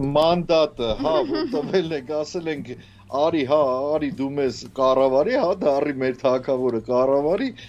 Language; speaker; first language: Armenian; native; Armenian